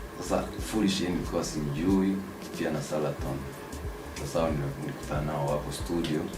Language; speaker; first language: Swahili; non-native, local second language; Kinyarwanda